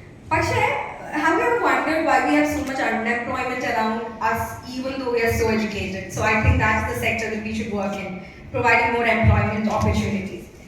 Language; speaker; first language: English; non-native, local second language; Malayalam